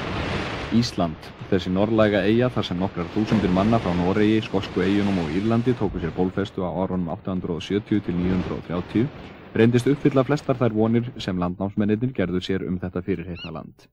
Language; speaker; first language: Icelandic; native; Icelandic